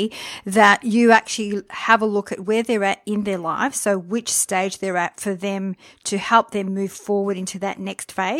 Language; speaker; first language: English; native; English